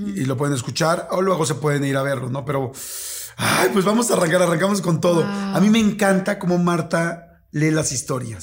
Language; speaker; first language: Spanish; native; Spanish